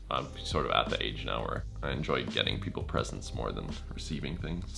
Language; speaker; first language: English; native; English